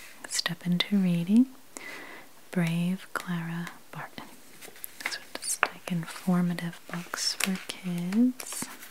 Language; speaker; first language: English; native; English